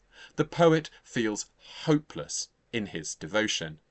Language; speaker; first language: English; native; English